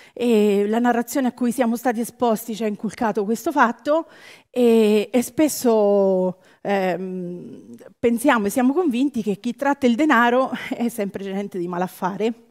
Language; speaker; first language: Italian; native; Italian